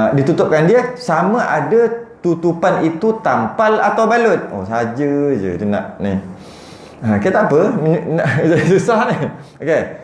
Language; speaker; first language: Malay; native; Malay